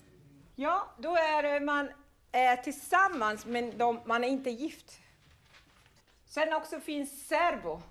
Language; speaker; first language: Swedish; non-native, fluent; Arabic